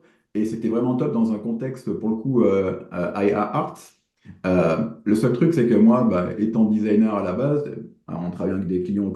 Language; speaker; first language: French; native; French